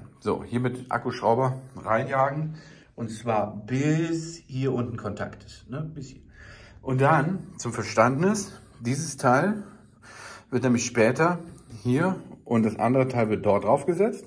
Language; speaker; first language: German; native; German